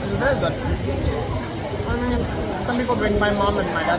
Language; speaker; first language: English; non-native, fluent; Vietnamese